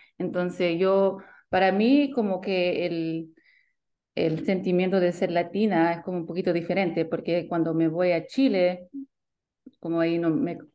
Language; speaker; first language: Spanish; early bilingual, heritage; Spanish